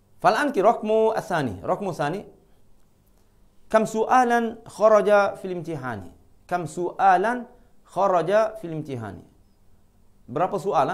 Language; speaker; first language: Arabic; non-native, fluent; Malay